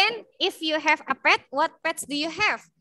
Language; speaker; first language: English; non-native, fluent; Indonesian